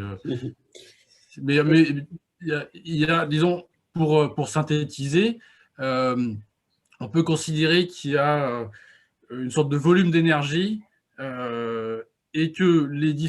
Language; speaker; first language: French; native; French